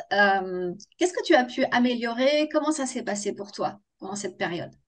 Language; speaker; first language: French; native; French